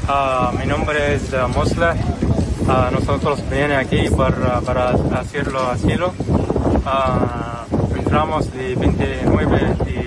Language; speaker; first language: Spanish; non-native, learner; Arabic